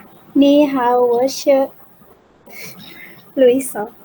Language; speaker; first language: Chinese; non-native, learner; Malay